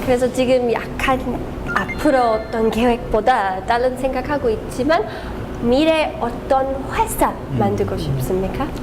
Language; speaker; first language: Korean; non-native, learner; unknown